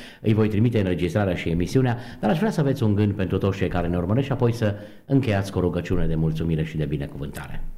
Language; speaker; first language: Romanian; native; Romanian